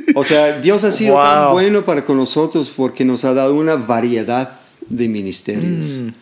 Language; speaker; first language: Spanish; non-native, fluent; English